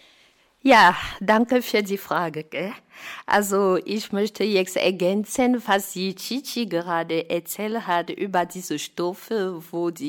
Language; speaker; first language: German; non-native, fluent; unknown